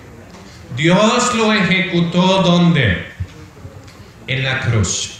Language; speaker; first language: Spanish; non-native, fluent; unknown